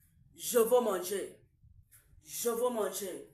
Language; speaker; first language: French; non-native, learner; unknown